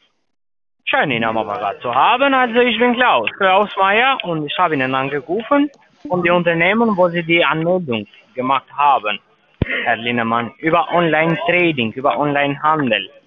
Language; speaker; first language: German; non-native, learner; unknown